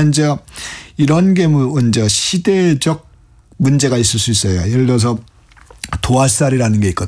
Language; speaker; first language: Korean; native; Korean